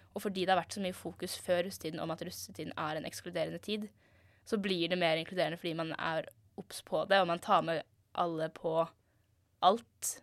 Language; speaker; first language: Norwegian; native; Norwegian